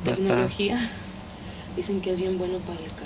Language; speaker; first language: Spanish; native; Spanish